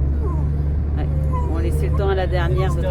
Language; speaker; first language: French; native; French